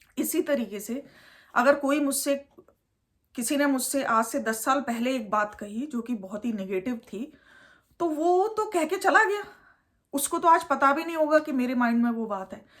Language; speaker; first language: Hindi; native; Hindi